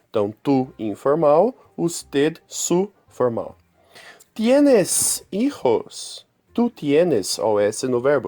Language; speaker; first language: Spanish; non-native, fluent; Portuguese